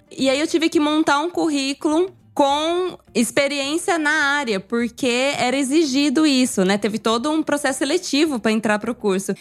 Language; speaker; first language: Portuguese; native; Portuguese